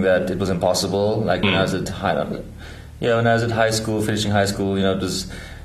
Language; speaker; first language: English; native; English